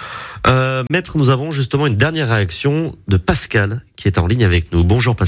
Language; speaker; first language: French; native; French